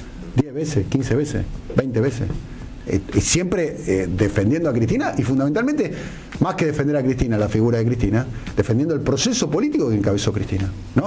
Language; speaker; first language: Spanish; native; Spanish